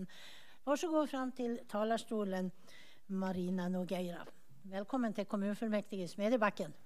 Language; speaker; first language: Swedish; native; Swedish